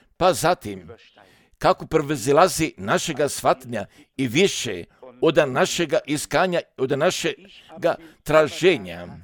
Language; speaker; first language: Croatian; early bilingual, heritage; Serbian